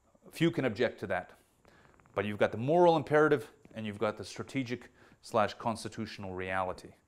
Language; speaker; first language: English; native; English